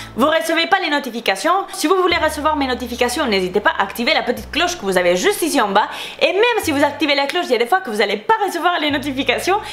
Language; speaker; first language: French; non-native, fluent; Spanish